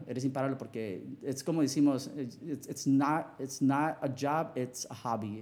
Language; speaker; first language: English; early bilingual, other home language; Spanish